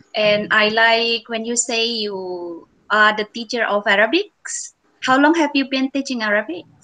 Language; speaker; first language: English; non-native, fluent; Indonesian